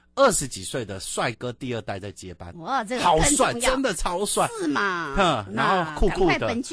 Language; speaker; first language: Chinese; native; Chinese